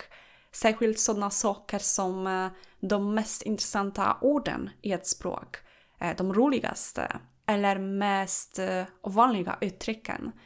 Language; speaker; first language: Swedish; non-native, fluent; Polish